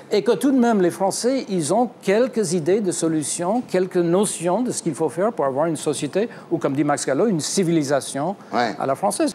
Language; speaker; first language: French; non-native, fluent; English